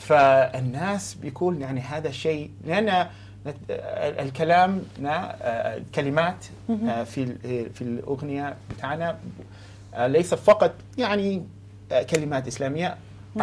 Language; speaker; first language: Arabic; non-native, learner; English